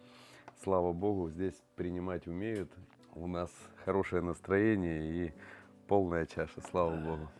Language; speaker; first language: Russian; native; Russian